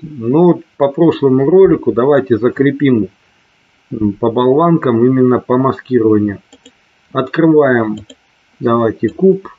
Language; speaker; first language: Russian; native; Russian